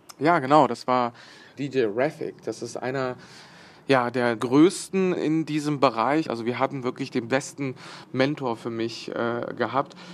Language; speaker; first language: German; early bilingual, other home language; Bosnian